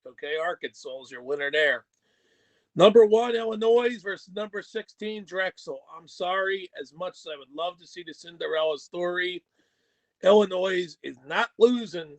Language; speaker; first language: English; native; English